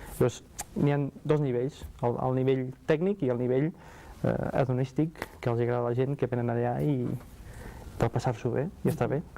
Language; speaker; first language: Catalan; non-native, fluent; English